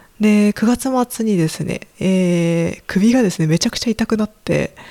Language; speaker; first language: Japanese; native; Japanese